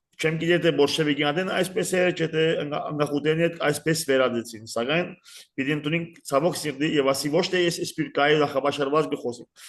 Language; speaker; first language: Armenian; early bilingual, heritage; Armenian